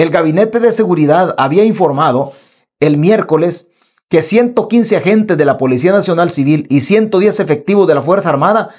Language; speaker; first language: Spanish; native; Spanish